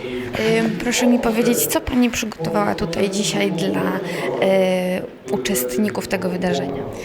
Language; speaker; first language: Polish; non-native, local second language; Rusyn